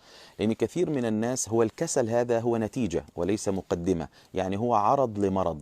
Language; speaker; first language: Arabic; native; Arabic